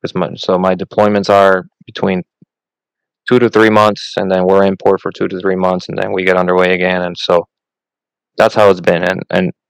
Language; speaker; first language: English; non-native, fluent; Spanish